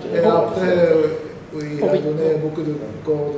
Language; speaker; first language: French; non-native, learner; Korean